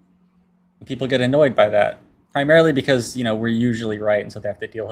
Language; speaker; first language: English; native; English